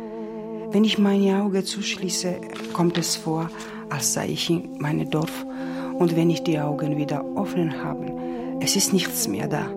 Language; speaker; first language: German; non-native, learner; Georgian